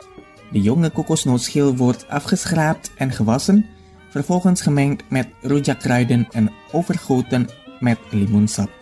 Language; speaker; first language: Dutch; non-native, fluent; Indonesian